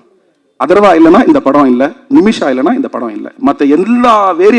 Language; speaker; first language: Tamil; native; Tamil